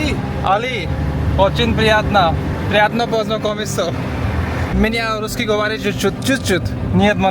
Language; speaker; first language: Russian; non-native, learner; Hindi